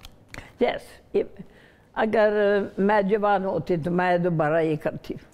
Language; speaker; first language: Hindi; non-native, fluent; Swedish